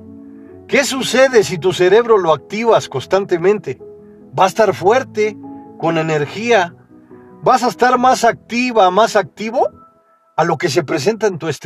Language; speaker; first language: Spanish; native; Spanish